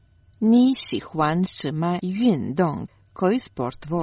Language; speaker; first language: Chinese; non-native, learner; Croatian